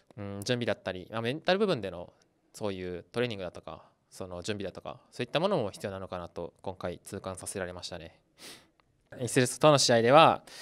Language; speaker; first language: Japanese; native; Japanese